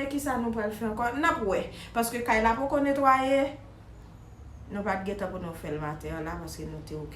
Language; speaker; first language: French; non-native, local second language; Haitian Creole